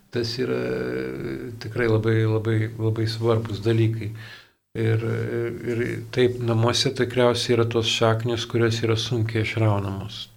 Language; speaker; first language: Lithuanian; native; Lithuanian